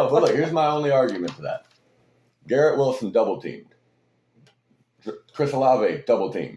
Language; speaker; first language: English; native; English